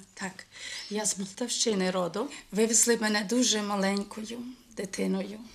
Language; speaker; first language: Ukrainian; early bilingual, heritage; Ukrainian